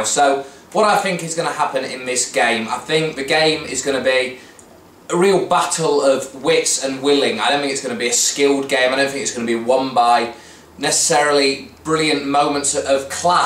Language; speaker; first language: English; native; English